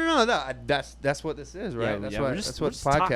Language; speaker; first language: English; native; English